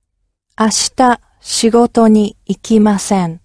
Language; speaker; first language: Japanese; non-native, learner; English